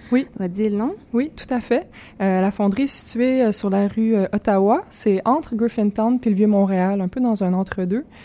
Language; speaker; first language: French; native; French